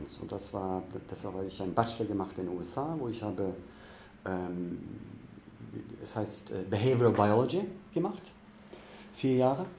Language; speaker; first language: German; non-native, fluent; Norwegian